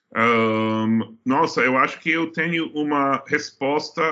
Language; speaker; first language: Portuguese; non-native, fluent; English